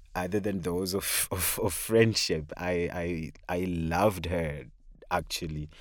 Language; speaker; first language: English; non-native, local second language; Shona